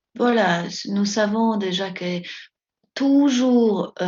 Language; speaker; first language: French; non-native, fluent; Spanish